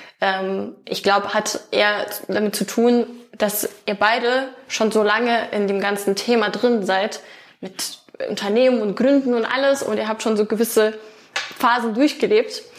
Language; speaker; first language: German; non-native, fluent; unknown